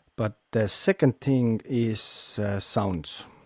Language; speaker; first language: English; non-native, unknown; Estonian